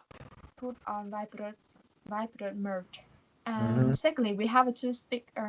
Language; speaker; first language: English; non-native, learner; Vietnamese